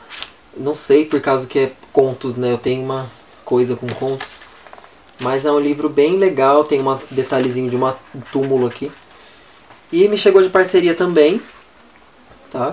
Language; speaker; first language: Portuguese; native; Portuguese